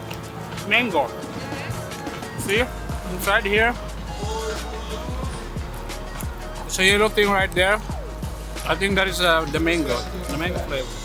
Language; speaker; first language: English; non-native, local second language; Filipino